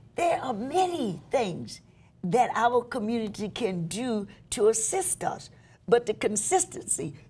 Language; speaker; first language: English; native; English